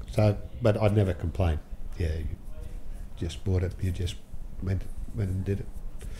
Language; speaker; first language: English; early bilingual, other home language; Ukrainian